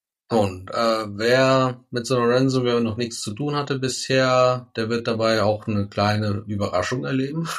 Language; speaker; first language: German; native; German